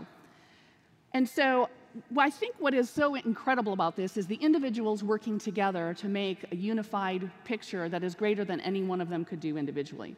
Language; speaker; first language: English; native; English